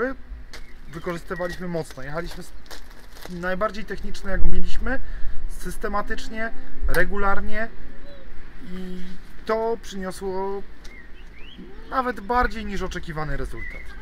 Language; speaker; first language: Polish; native; Polish